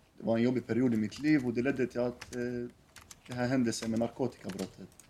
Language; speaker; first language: Swedish; early bilingual, other home language; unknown